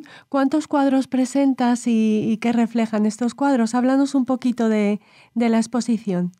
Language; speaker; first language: Spanish; native; Spanish